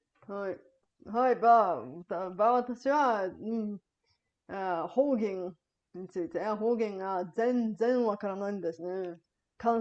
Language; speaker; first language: Japanese; non-native, learner; Bulgarian